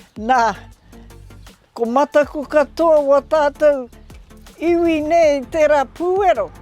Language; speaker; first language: Māori; native; Māori